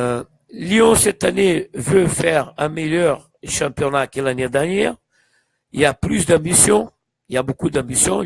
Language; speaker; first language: French; non-native, fluent; Portuguese